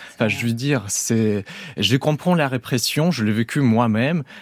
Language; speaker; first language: French; non-native, fluent; Russian